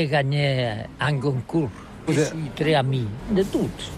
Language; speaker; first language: French; non-native, learner; Catalan